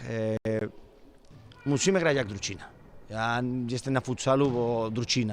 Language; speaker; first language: Polish; non-native, learner; Spanish